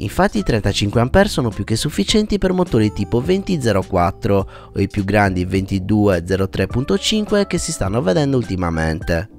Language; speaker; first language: Italian; native; Italian